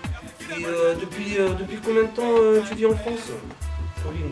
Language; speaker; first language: French; native; French